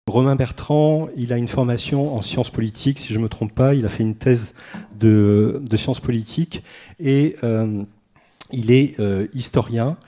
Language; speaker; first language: French; native; French